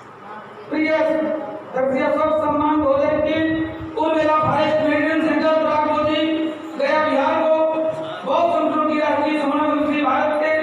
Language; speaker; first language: Hindi; native; Hindi